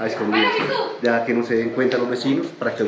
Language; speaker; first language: Spanish; native; Spanish